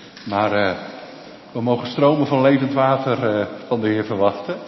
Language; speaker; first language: Dutch; native; Dutch